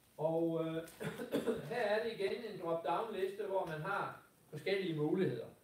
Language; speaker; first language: Danish; native; Danish